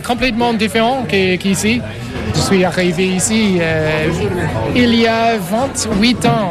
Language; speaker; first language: French; non-native, fluent; English